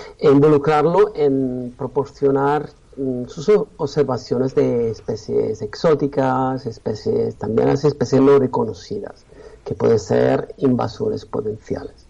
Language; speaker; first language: Spanish; non-native, fluent; Italian